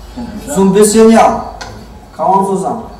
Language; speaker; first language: German; early bilingual, other home language; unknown